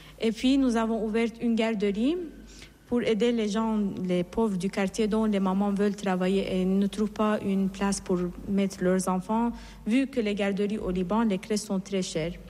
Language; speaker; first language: French; non-native, fluent; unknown